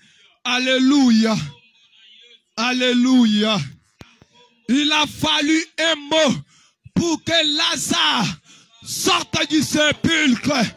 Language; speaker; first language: French; non-native, local second language; Lingala